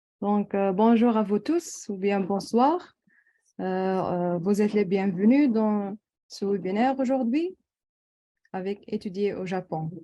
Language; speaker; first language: French; non-native, local second language; Arabic